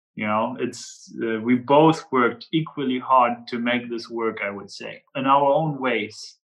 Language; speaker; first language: English; non-native, fluent; German